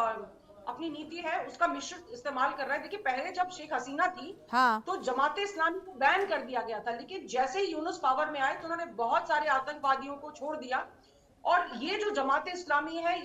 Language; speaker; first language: Hindi; native; Hindi